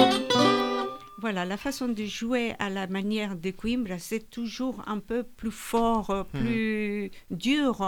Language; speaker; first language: French; non-native, fluent; Portuguese